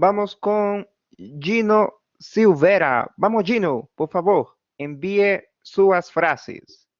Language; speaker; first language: Portuguese; non-native, fluent; Spanish